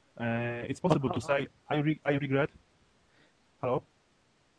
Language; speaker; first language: English; non-native, learner; Polish